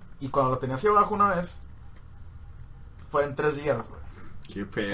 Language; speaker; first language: Spanish; native; Spanish